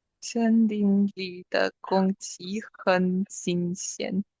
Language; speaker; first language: Chinese; non-native, learner; English